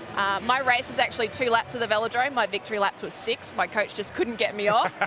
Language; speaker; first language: English; native; English